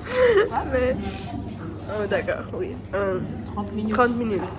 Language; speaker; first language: French; non-native, learner; English